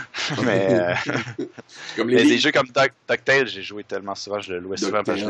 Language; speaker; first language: French; native; French